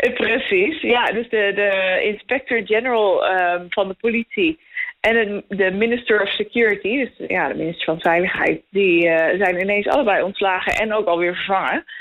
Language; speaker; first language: Dutch; native; Dutch